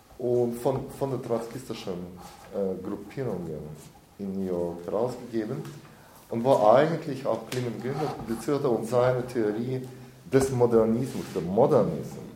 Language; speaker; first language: German; non-native, fluent; Russian